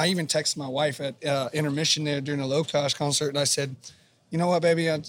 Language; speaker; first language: English; native; English